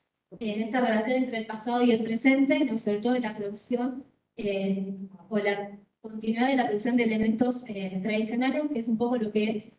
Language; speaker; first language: Spanish; native; Spanish